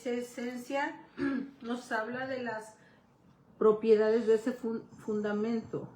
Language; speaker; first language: Spanish; native; Spanish